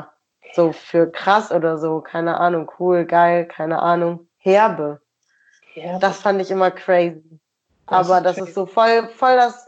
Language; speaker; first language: German; native; German